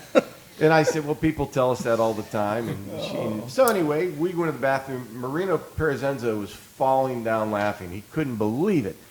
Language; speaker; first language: English; native; English